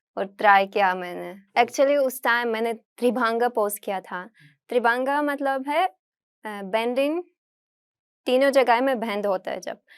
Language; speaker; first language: Hindi; non-native, fluent; Russian